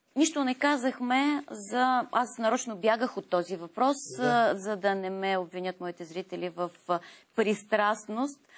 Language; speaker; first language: Bulgarian; native; Bulgarian